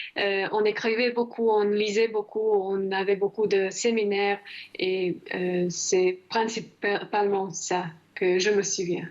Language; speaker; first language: French; non-native, fluent; Croatian